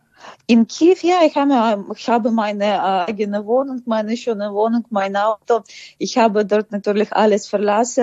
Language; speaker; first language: German; non-native, fluent; Ukrainian